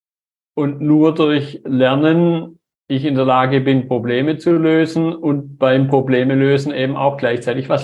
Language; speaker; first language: German; native; German